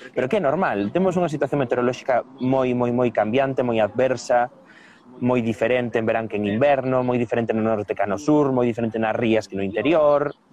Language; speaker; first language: Galician; non-native, local second language; Spanish